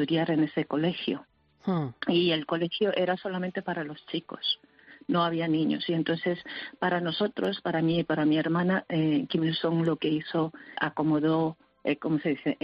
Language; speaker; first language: Spanish; early bilingual, heritage; Spanish